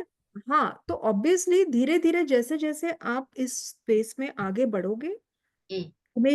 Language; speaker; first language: Hindi; native; Hindi